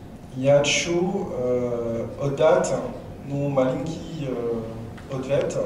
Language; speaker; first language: Russian; non-native, learner; French